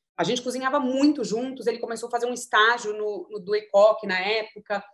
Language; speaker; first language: Portuguese; native; Portuguese